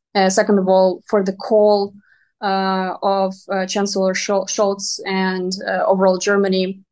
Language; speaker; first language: English; non-native, fluent; Ukrainian